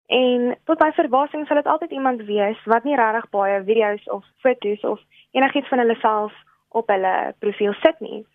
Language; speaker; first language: Afrikaans; non-native, local second language; Tswana